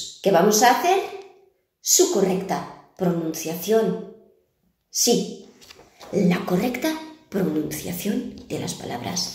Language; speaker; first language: Spanish; non-native, fluent; Portuguese